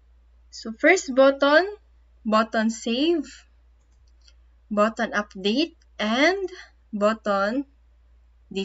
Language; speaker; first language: English; non-native, local second language; Filipino